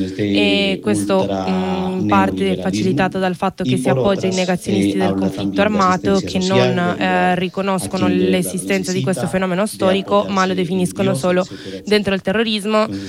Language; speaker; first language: Italian; non-native, fluent; Spanish